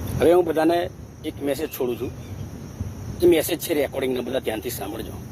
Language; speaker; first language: Gujarati; native; Gujarati